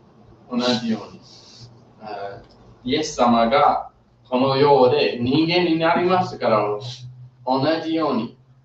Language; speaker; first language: Japanese; non-native, fluent; English